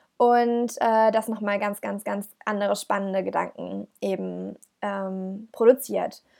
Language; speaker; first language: German; native; German